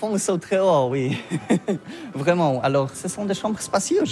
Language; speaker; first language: French; non-native, learner; Polish